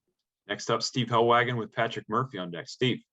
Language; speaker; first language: English; native; English